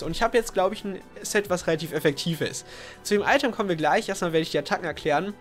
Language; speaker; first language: German; native; German